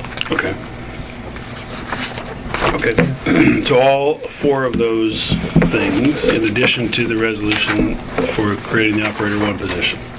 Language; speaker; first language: English; native; English